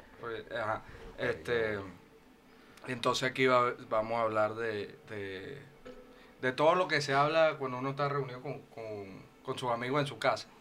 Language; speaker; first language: Spanish; native; Spanish